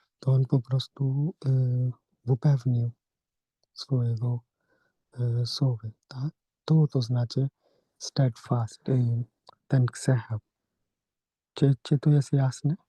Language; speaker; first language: Polish; non-native, learner; Hindi